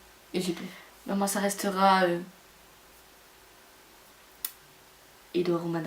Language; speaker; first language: French; native; French